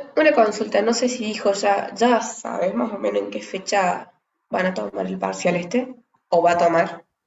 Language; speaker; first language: Spanish; native; Spanish